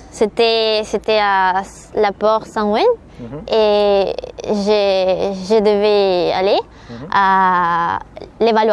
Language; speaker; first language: French; non-native, learner; Spanish